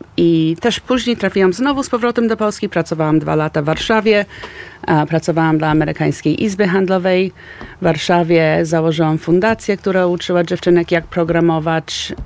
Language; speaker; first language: Polish; early bilingual, heritage; Polish